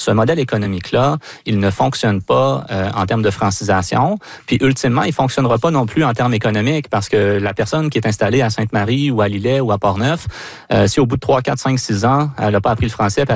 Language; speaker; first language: French; native; French